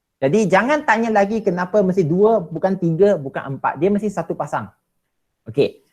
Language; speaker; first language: Malay; non-native, local second language; Chinese